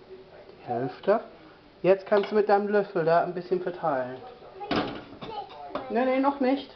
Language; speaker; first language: German; non-native, fluent; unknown